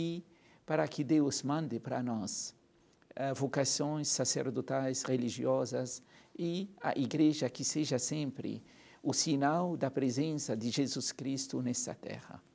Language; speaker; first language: Portuguese; non-native, fluent; Arabic